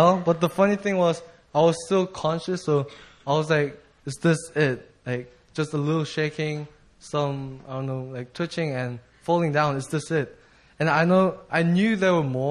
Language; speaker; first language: English; native; English